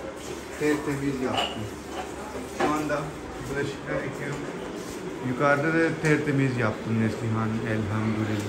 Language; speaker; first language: Turkish; non-native, learner; Urdu